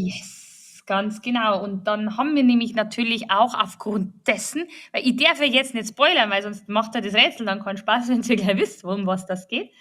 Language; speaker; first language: German; native; German